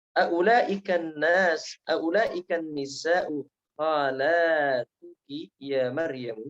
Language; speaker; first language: Arabic; non-native, learner; Indonesian